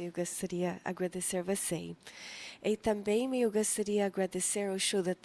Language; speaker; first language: Portuguese; non-native, fluent; English